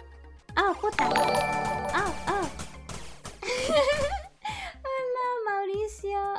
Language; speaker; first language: Spanish; early bilingual, heritage; Spanish